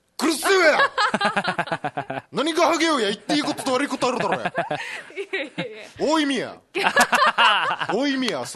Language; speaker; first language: Japanese; native; Japanese